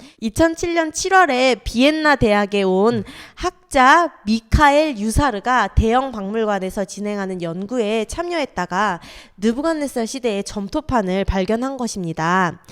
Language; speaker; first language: Korean; native; Korean